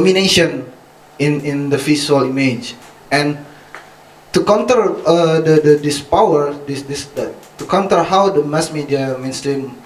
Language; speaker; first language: English; non-native, fluent; Indonesian